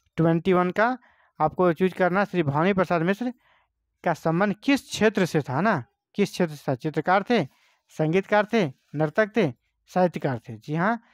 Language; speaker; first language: Hindi; native; Hindi